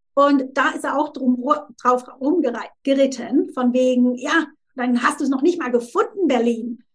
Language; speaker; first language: German; native; German